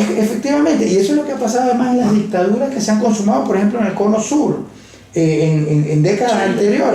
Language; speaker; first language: Spanish; native; Spanish